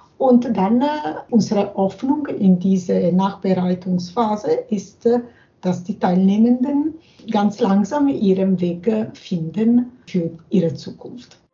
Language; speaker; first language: German; non-native, fluent; Italian